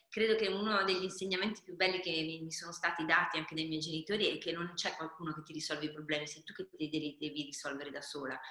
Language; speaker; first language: Italian; native; Italian